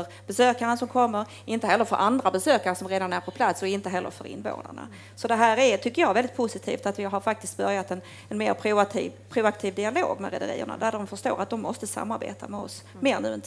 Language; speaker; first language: Swedish; native; Swedish